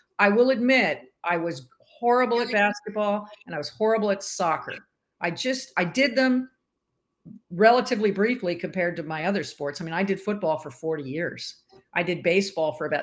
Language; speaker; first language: English; native; English